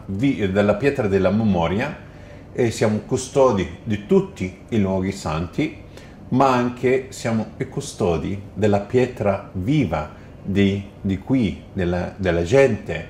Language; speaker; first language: Italian; non-native, fluent; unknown